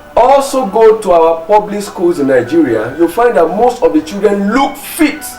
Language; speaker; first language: English; non-native, local second language; Yoruba